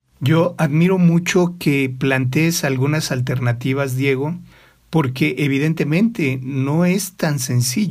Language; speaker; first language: Spanish; native; Spanish